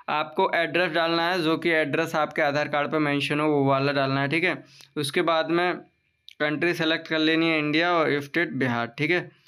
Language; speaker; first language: Hindi; native; Hindi